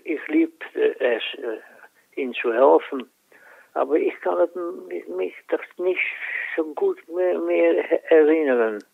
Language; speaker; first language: German; non-native, learner; Vietnamese